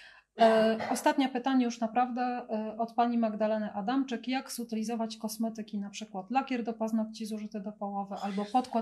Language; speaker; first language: Polish; native; Polish